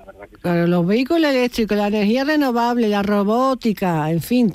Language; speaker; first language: Spanish; native; Spanish